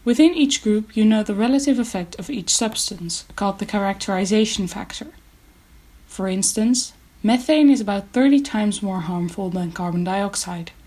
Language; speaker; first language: English; non-native, fluent; Dutch